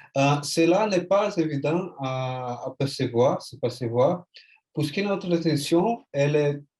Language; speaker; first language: French; non-native, fluent; Portuguese